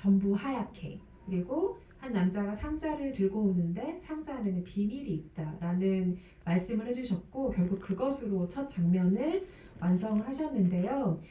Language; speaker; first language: Korean; native; Korean